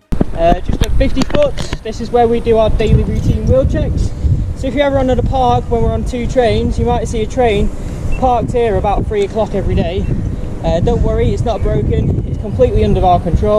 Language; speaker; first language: English; native; English